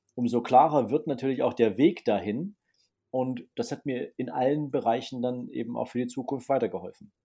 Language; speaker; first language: German; native; German